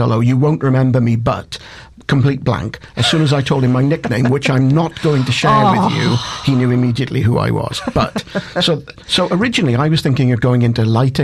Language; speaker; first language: English; native; English